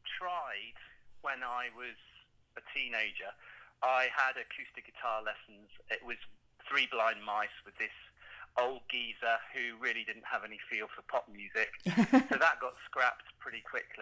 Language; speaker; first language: English; native; English